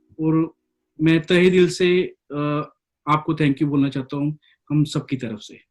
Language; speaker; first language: Hindi; non-native, local second language; Punjabi